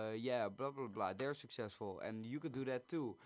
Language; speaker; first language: English; non-native, fluent; Dutch